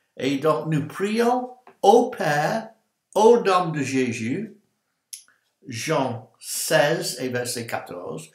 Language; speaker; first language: French; non-native, learner; English